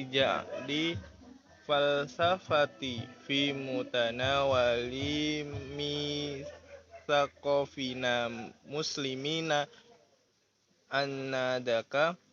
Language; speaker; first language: Arabic; non-native, learner; Indonesian